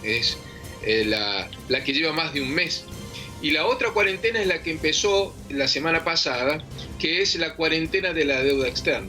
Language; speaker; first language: Spanish; native; Spanish